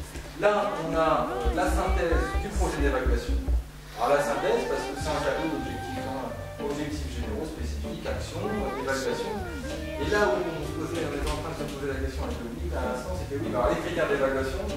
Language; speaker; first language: French; native; French